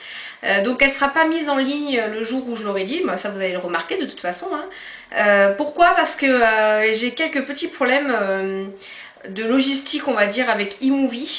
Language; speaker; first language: French; native; French